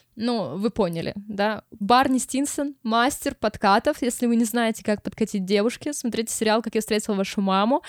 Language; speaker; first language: Russian; native; Russian